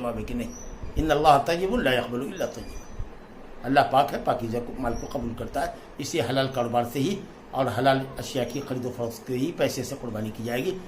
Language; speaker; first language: Urdu; native; Urdu